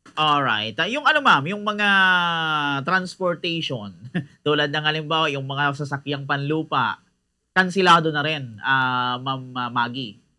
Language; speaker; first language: Filipino; non-native, local second language; Bikol